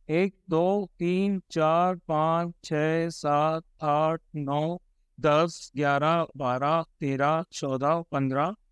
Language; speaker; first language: Hindi; native; Hindi